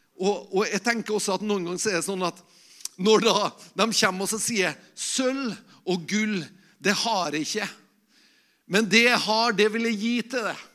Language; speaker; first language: Norwegian; native; Norwegian